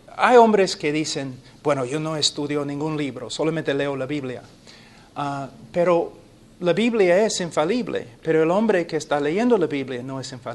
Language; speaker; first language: Spanish; non-native, fluent; English